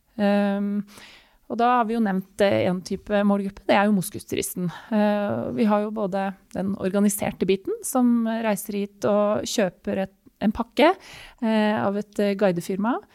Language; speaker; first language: Norwegian; native; Norwegian